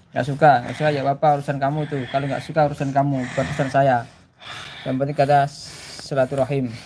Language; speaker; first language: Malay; non-native, local second language; Javanese